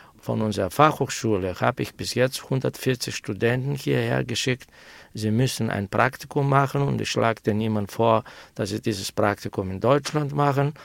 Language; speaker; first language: German; non-native, fluent; Greek